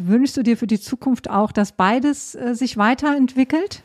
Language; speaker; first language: German; native; German